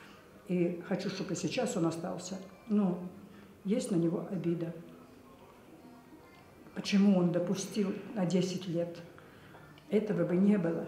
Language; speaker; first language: Russian; native; Russian